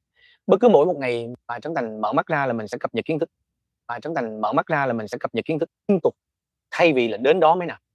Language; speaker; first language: Vietnamese; native; Vietnamese